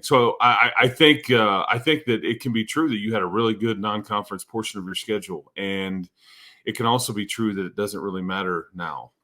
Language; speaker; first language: English; native; English